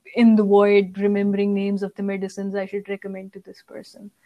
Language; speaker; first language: English; non-native, local second language; Urdu